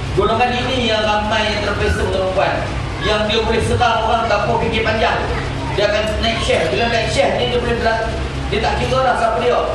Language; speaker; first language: Malay; native; Malay